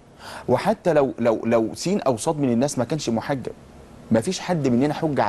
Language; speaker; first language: Arabic; native; Arabic